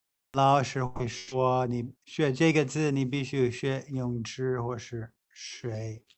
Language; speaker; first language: Chinese; non-native, fluent; English